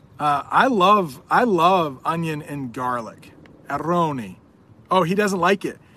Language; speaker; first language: English; native; English